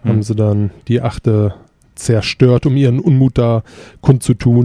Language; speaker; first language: German; native; German